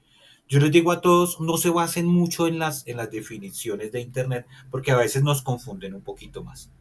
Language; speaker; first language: Spanish; native; Spanish